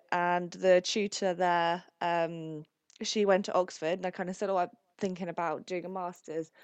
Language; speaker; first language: English; early bilingual, other home language; Italian